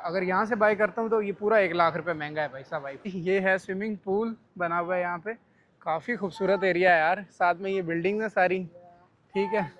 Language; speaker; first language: Urdu; non-native, local second language; Punjabi